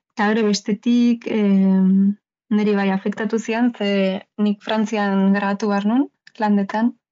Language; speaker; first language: Basque; native; Basque